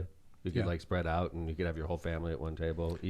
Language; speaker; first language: English; native; English